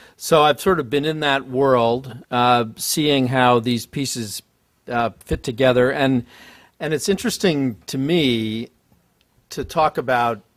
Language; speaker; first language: English; native; English